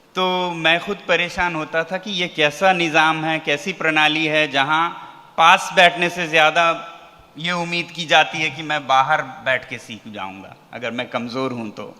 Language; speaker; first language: Hindi; non-native, local second language; Ladakhi